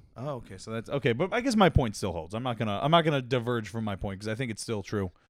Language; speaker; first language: English; native; English